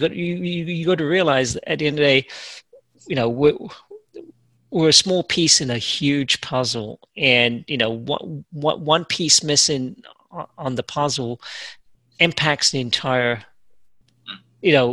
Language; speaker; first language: English; native; English